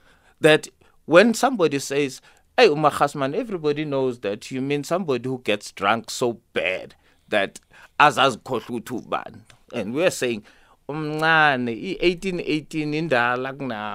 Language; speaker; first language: English; non-native, local second language; Zulu